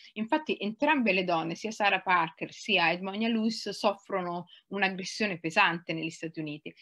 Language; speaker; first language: Italian; early bilingual, other home language; Somali